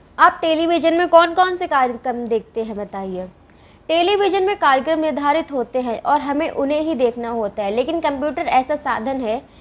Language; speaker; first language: Hindi; native; Hindi